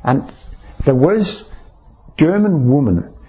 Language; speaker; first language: English; non-native, fluent; Danish